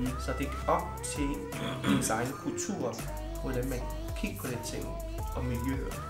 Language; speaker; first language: Danish; early bilingual, other home language; Vietnamese